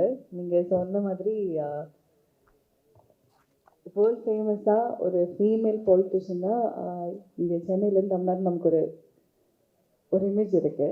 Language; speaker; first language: Tamil; early bilingual, heritage; Tamil